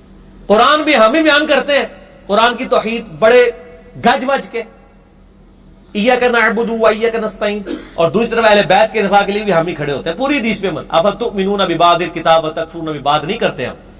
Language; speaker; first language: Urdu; non-native, local second language; Punjabi